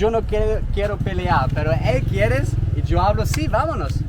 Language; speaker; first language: Spanish; non-native, learner; German